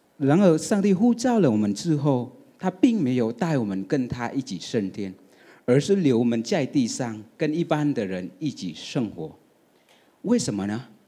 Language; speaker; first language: Chinese; non-native, fluent; Vietnamese